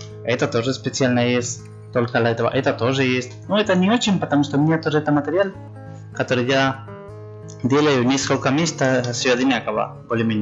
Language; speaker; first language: Russian; non-native, learner; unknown